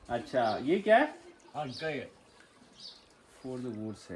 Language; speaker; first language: Urdu; non-native, local second language; Punjabi